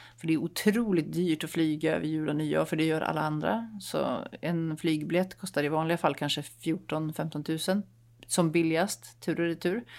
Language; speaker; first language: Swedish; native; Swedish